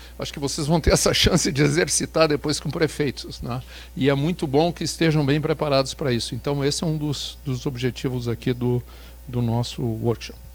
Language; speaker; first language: Portuguese; native; Portuguese